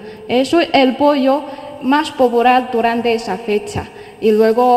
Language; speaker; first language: Spanish; non-native, fluent; Chinese